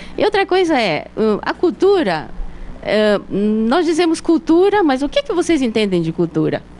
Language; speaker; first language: Portuguese; native; Portuguese